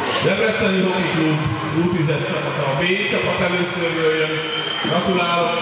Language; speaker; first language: Hungarian; native; Hungarian